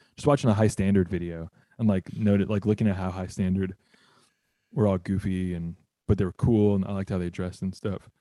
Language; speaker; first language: English; native; English